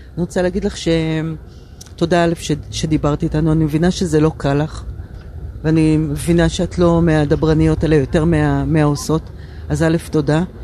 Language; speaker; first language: Hebrew; native; Hebrew